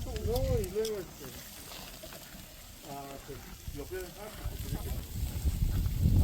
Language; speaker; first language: Spanish; native; Spanish